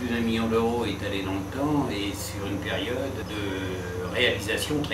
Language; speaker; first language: French; native; French